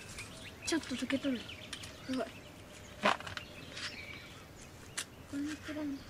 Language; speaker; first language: Japanese; early bilingual, other home language; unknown